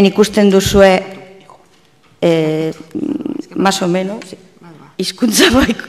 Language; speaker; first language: Basque; native; Basque